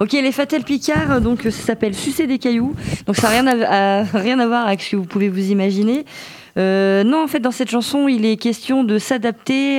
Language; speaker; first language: French; native; French